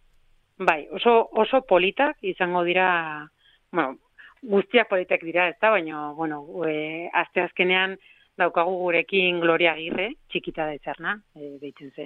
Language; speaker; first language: Basque; non-native, local second language; Spanish